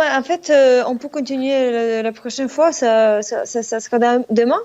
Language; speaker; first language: French; non-native, fluent; Russian